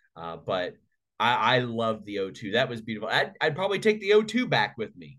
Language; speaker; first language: English; native; English